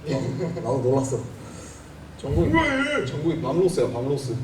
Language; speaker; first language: Korean; native; Korean